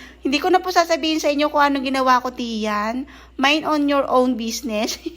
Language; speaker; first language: Filipino; native; Filipino